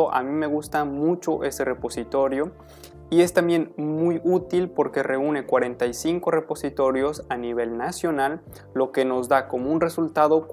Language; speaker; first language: Spanish; native; Spanish